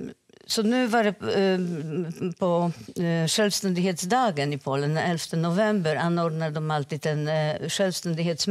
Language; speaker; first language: Swedish; non-native, fluent; Polish